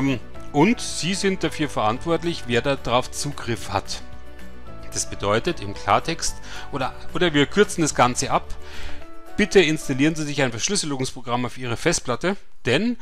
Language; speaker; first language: German; native; German